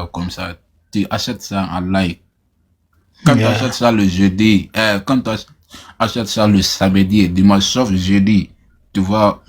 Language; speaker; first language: French; non-native, local second language; Susu